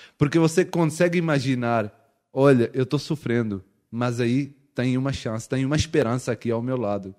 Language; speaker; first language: Portuguese; non-native, fluent; Urdu